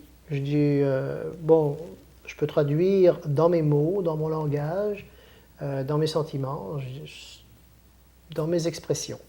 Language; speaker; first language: French; native; French